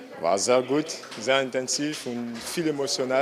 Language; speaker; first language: German; non-native, learner; French